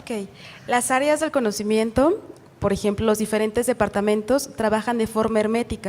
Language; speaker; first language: Spanish; native; Spanish